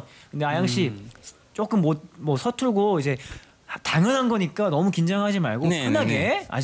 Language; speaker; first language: Korean; native; Korean